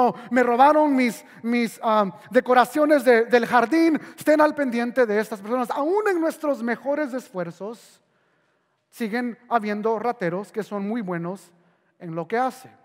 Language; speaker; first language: Spanish; early bilingual, heritage; Spanish